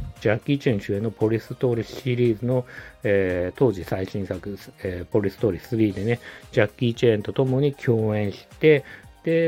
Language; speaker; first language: Japanese; native; Japanese